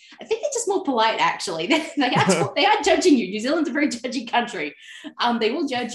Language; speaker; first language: English; native; English